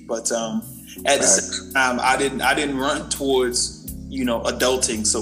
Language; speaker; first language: English; native; English